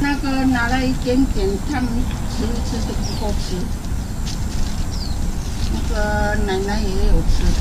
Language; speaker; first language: Chinese; non-native, local second language; Amis